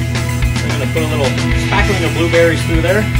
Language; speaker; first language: English; native; English